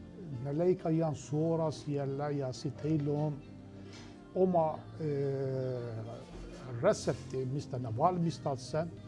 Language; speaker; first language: Finnish; non-native, learner; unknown